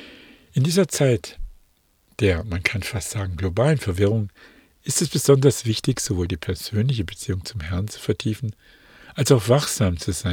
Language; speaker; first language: German; native; German